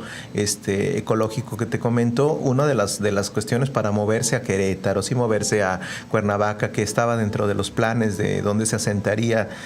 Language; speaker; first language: Spanish; native; Spanish